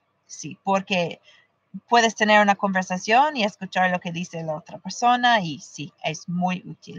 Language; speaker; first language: Spanish; non-native, fluent; English